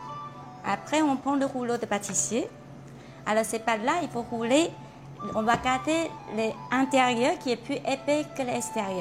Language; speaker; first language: French; non-native, fluent; Chinese